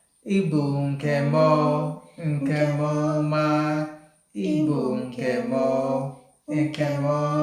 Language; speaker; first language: Igbo; non-native, learner; English